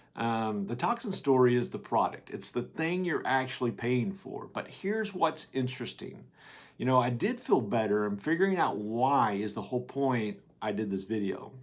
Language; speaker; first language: English; native; English